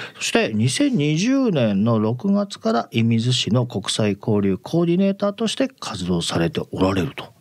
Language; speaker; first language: Japanese; native; Japanese